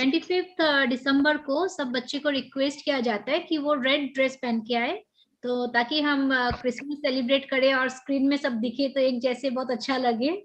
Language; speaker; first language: Hindi; native; Hindi